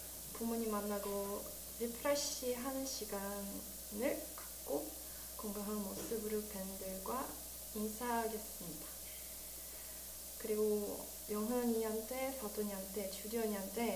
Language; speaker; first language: Korean; early bilingual, heritage; Korean